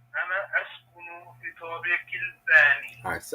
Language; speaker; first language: Arabic; non-native, learner; English